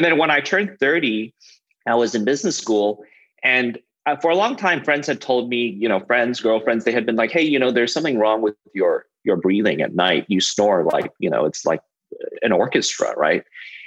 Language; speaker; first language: English; non-native, local second language; Cantonese